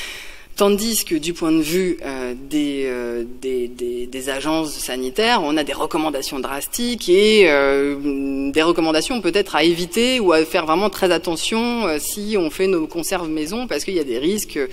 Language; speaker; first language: French; native; French